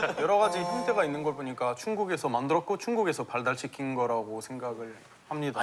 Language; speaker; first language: Korean; non-native, fluent; Arabic